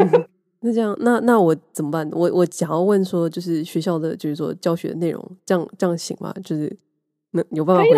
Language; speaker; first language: Chinese; native; Chinese